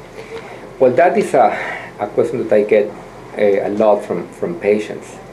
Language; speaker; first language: English; non-native, fluent; Spanish